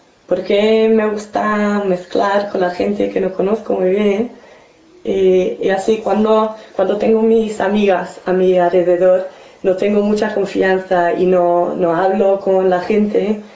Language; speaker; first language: Spanish; non-native, fluent; English